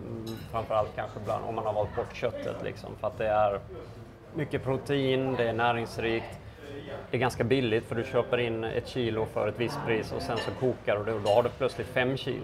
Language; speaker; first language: Swedish; native; Swedish